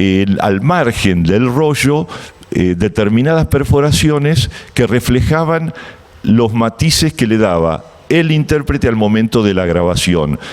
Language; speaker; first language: Spanish; native; Spanish